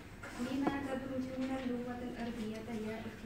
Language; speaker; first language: Arabic; non-native, learner; Urdu